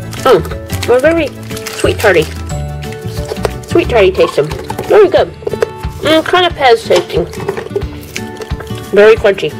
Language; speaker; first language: English; native; English